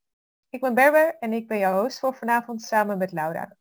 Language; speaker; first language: Dutch; native; Dutch